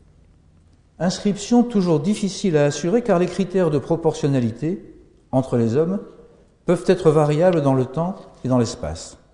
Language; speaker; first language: French; native; French